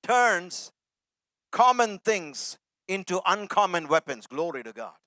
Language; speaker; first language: English; non-native, local second language; Tamil